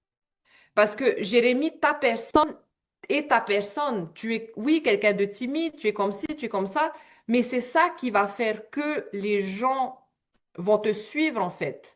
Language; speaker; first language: French; native; French